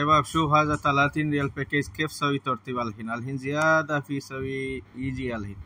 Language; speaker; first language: Arabic; non-native, local second language; Bangla